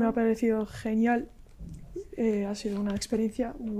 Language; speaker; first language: Spanish; early bilingual, other home language; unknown